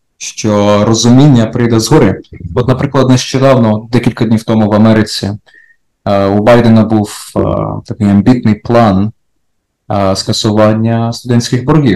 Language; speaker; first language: Ukrainian; native; Ukrainian